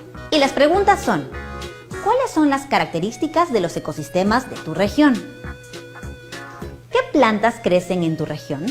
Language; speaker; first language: Spanish; native; Spanish